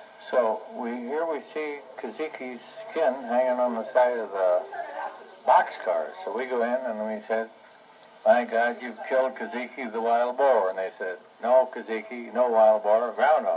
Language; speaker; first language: English; native; English